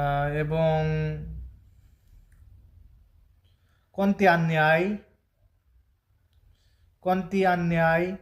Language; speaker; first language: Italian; non-native, fluent; Bangla